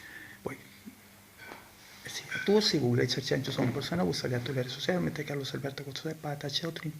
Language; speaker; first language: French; non-native, learner; Spanish